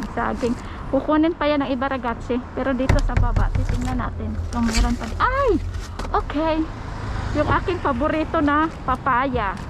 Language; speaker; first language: Filipino; native; Filipino